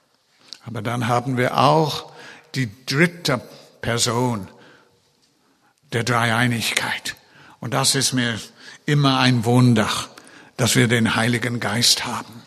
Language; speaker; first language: German; non-native, fluent; English